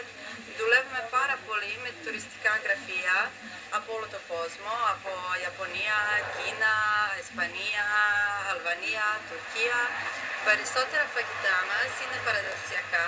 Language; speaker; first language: Greek; non-native, fluent; Serbian